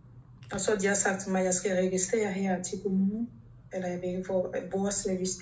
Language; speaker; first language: Danish; non-native, local second language; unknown